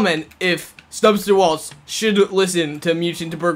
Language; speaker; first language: English; native; English